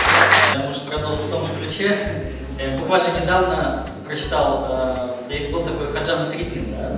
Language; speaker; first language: Russian; native; Russian